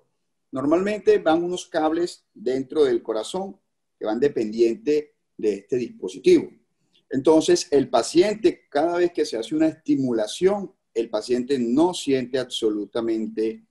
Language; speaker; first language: Spanish; native; Spanish